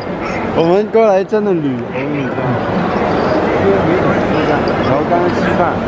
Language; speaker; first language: Chinese; non-native, learner; Cantonese